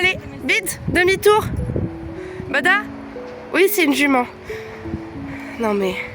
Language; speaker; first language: French; native; French